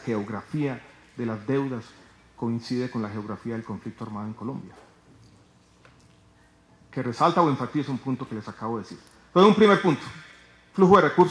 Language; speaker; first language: Spanish; native; Spanish